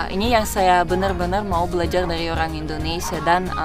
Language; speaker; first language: Indonesian; non-native, fluent; Russian